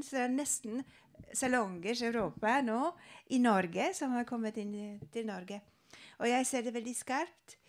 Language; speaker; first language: Norwegian; non-native, fluent; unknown